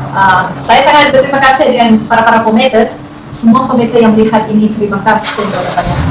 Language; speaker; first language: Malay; non-native, local second language; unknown